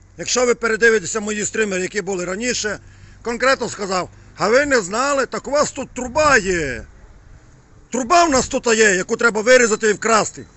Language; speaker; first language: Ukrainian; native; Ukrainian